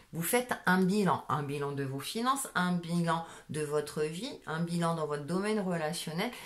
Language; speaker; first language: French; native; French